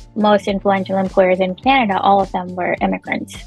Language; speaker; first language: English; non-native, local second language; Punjabi